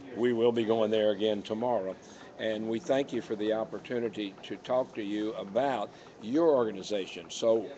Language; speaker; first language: English; native; English